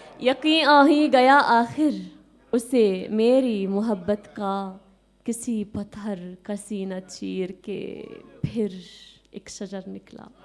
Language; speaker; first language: Urdu; non-native, fluent; Arabic